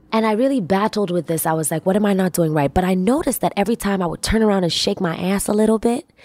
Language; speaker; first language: English; non-native, local second language; Swahili